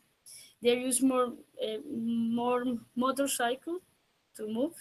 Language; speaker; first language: English; non-native, learner; Spanish